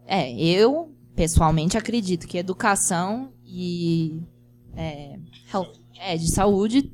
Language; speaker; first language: Portuguese; non-native, fluent; Spanish